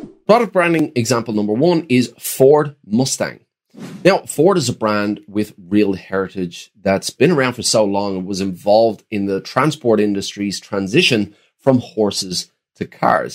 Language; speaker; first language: English; native; English